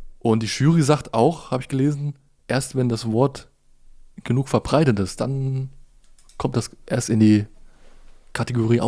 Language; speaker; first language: German; native; German